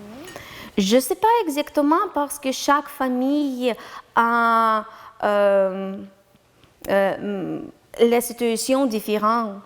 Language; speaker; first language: French; non-native, learner; Ukrainian